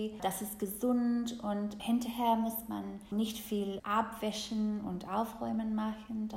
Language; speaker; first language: German; non-native, fluent; English